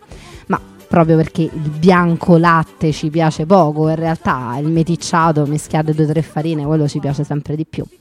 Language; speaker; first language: Italian; native; Italian